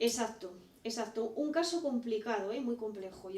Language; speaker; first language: Spanish; native; Spanish